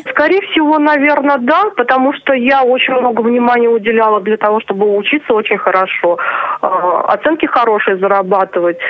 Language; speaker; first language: Russian; non-native, local second language; Chuvash